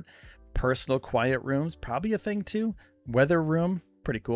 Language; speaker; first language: English; native; English